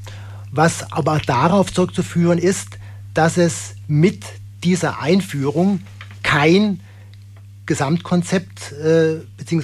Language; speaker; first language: German; native; German